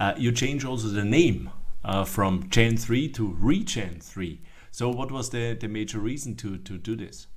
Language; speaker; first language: English; non-native, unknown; German